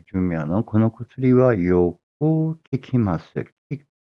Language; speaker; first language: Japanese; non-native, fluent; Korean